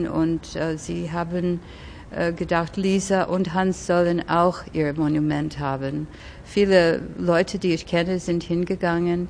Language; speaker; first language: German; early bilingual, other home language; French